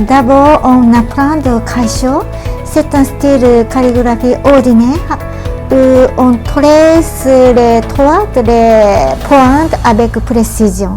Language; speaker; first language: French; non-native, learner; Japanese